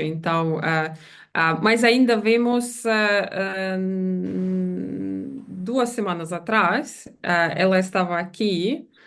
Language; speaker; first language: Portuguese; non-native, fluent; Belarusian